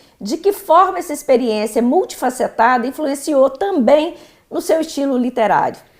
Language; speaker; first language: Portuguese; native; Portuguese